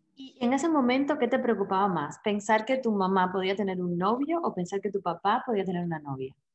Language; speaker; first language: Spanish; native; Spanish